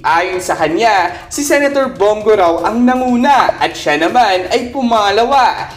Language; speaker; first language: Filipino; native; Filipino